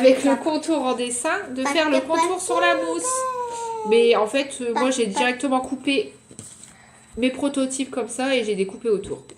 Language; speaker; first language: French; native; French